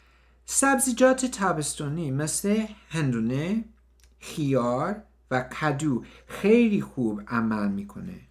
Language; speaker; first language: Persian; non-native, learner; English